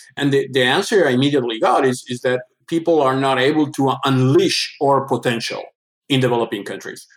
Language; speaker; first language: English; non-native, fluent; Spanish